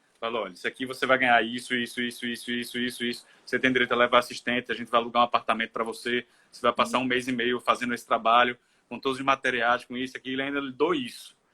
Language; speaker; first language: Portuguese; native; Portuguese